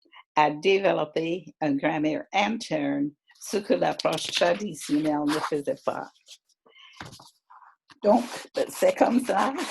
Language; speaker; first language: French; non-native, fluent; English